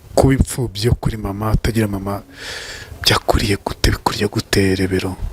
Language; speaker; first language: Kinyarwanda; native; Kinyarwanda